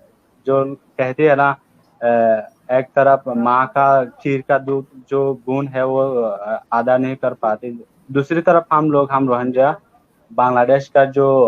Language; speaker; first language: Hindi; non-native, learner; Rohingya